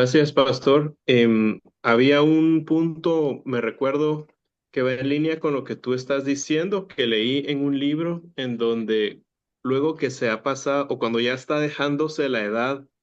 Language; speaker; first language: Spanish; native; Spanish